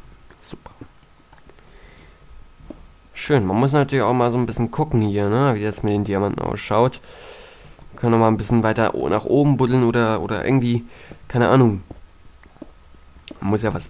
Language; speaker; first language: German; native; German